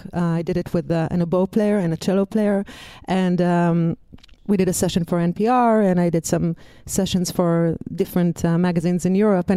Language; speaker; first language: English; non-native, fluent; Hebrew